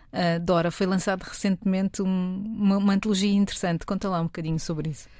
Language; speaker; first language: Portuguese; native; Portuguese